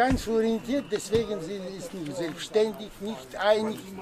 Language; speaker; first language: German; non-native, learner; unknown